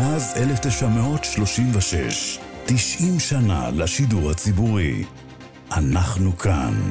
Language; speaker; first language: Hebrew; native; Hebrew